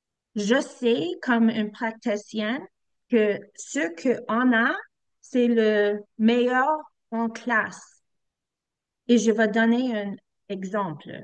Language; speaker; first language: French; non-native, learner; English